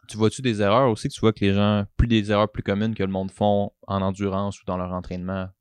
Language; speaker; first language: French; native; French